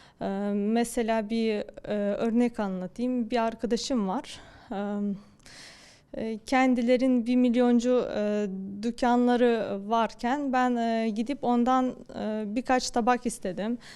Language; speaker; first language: Turkish; non-native, fluent; Ukrainian